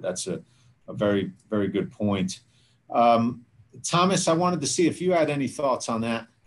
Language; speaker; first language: English; native; English